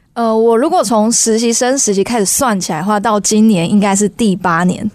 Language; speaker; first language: Chinese; native; Chinese